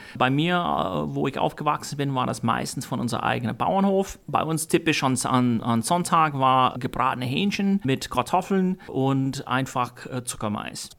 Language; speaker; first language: German; non-native, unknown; English